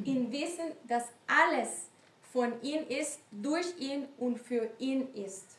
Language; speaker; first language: German; non-native, learner; Spanish